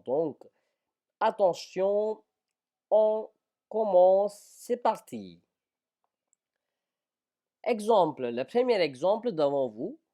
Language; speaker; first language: French; non-native, fluent; Hindi